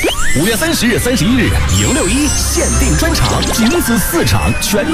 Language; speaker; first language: Chinese; native; Chinese